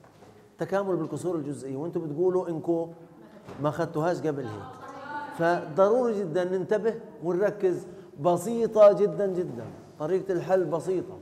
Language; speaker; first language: Arabic; native; Arabic